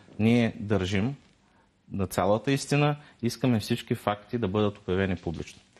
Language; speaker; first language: Bulgarian; non-native, local second language; Turkish